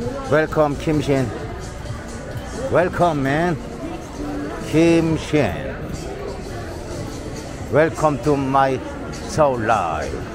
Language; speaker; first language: English; non-native, learner; Korean